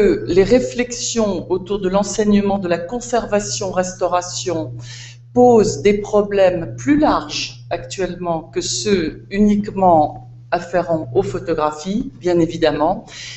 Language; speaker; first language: French; native; French